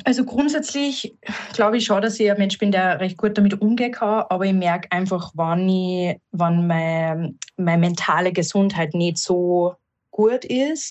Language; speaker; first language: German; native; German